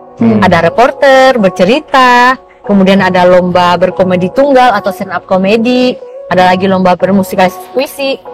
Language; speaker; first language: Indonesian; native; Indonesian